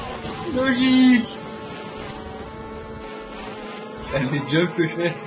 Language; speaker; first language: French; native; French